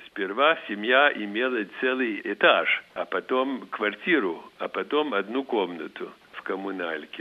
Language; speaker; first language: Russian; early bilingual, heritage; Russian